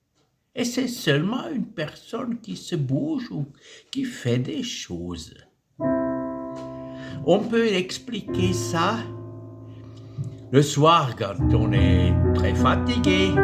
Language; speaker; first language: French; non-native, fluent; German